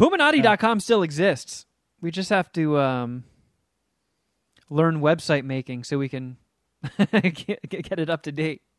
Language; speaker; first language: English; native; English